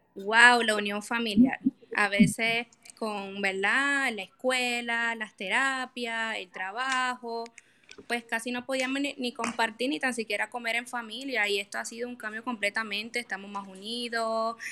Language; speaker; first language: Spanish; native; Spanish